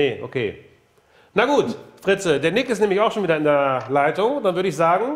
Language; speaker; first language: German; native; German